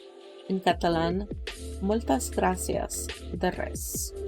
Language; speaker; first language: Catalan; non-native, learner; English